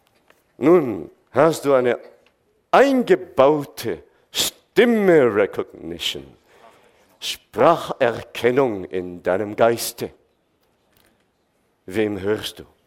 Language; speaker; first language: German; non-native, fluent; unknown